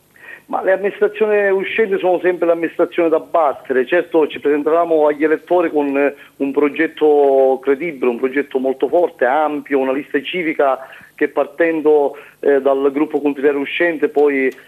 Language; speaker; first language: Italian; native; Italian